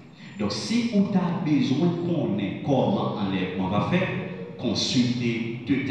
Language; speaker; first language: French; non-native, local second language; Haitian Creole